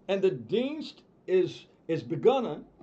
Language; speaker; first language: Dutch; non-native, fluent; English